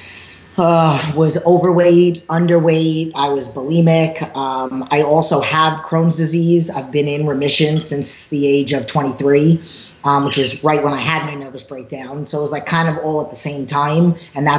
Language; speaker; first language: English; native; English